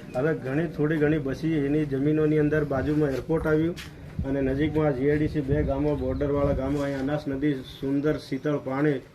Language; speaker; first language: Gujarati; non-native, local second language; Bhili